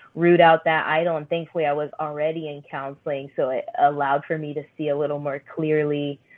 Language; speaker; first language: English; native; English